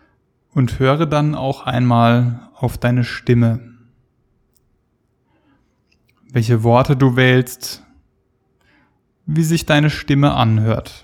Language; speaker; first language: German; native; German